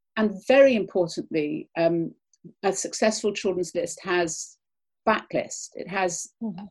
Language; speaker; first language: English; native; English